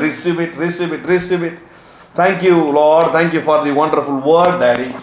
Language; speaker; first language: English; non-native, local second language; Tamil